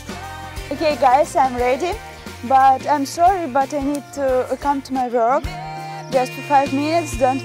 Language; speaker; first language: English; non-native, learner; Russian